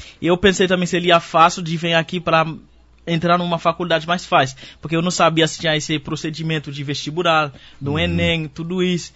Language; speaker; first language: Portuguese; non-native, fluent; Haitian Creole